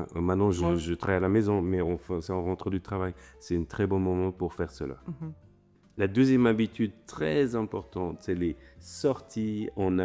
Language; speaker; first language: French; native; French